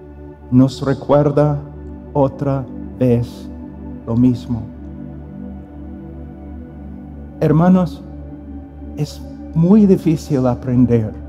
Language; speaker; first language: Spanish; non-native, fluent; English